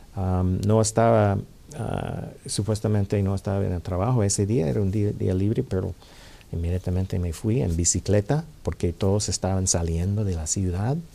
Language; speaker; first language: Spanish; non-native, fluent; English